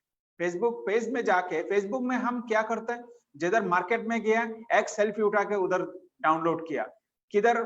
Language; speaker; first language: Hindi; non-native, fluent; Bangla